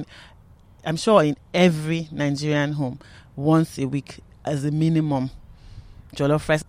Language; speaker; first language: English; non-native, local second language; Yoruba